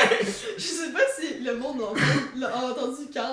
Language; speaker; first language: French; native; French